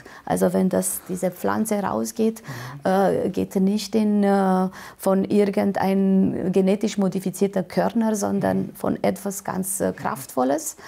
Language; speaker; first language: German; non-native, fluent; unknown